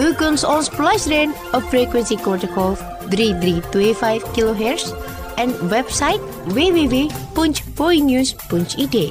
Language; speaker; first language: Dutch; non-native, fluent; Indonesian